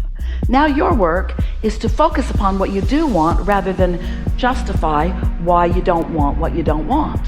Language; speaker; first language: English; native; English